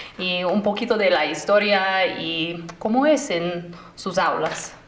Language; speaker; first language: Spanish; non-native, fluent; English